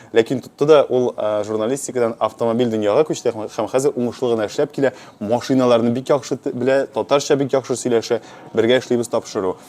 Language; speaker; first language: Tatar; native; Tatar